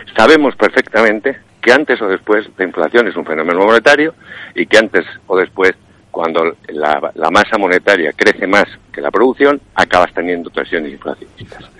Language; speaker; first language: Spanish; native; Spanish